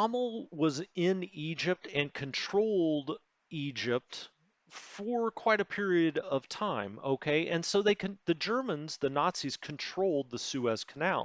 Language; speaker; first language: English; native; English